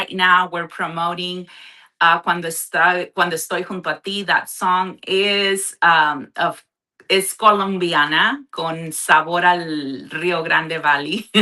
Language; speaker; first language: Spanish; early bilingual, heritage; Spanish